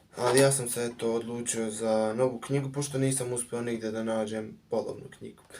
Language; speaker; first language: Bosnian; native; Bosnian